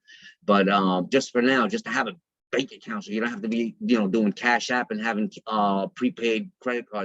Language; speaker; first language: English; native; English